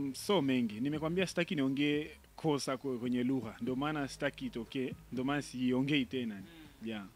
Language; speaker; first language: Swahili; native; Swahili